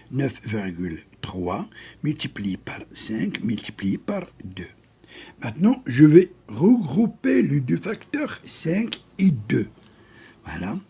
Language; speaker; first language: French; non-native, local second language; Arabic